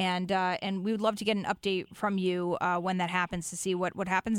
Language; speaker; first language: English; native; English